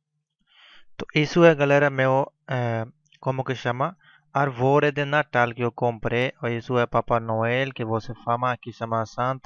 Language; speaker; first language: Portuguese; non-native, learner; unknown